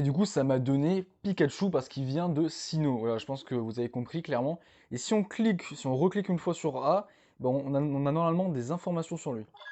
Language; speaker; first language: French; native; French